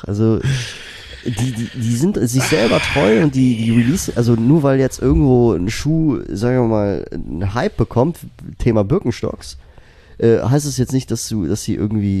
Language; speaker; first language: German; native; German